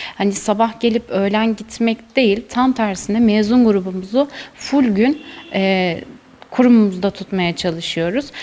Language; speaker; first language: Turkish; native; Turkish